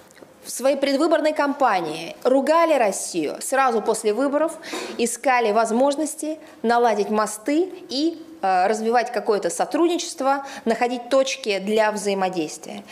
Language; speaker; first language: Russian; native; Russian